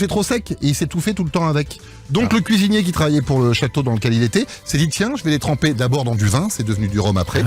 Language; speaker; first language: French; native; French